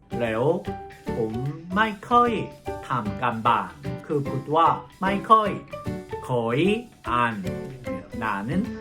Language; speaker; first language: Thai; non-native, fluent; Korean